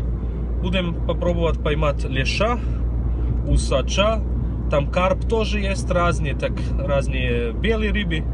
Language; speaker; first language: Russian; early bilingual, heritage; Russian